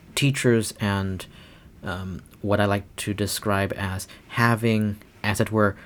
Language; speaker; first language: English; non-native, fluent; Chinese